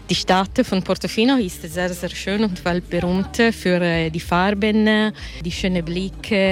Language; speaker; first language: German; non-native, learner; Italian